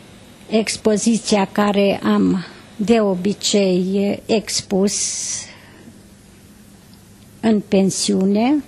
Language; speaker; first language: Romanian; non-native, local second language; Hungarian